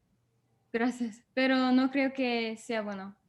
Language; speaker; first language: Spanish; non-native, learner; English